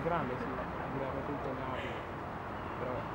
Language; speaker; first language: Italian; non-native, learner; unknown